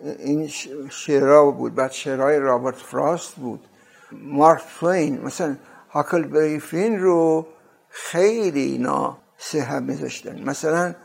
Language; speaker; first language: Persian; native; Persian